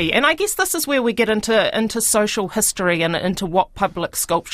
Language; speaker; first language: English; native; English